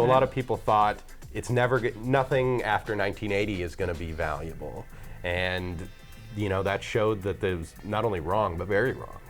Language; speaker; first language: English; native; English